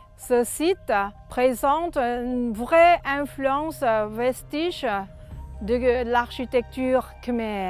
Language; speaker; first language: French; non-native, fluent; Thai